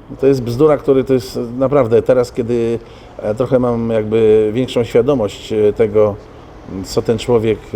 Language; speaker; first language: Polish; native; Polish